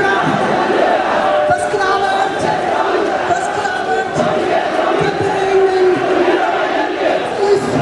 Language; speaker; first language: German; non-native, learner; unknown